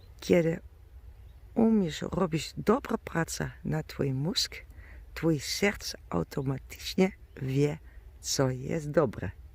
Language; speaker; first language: Polish; non-native, learner; German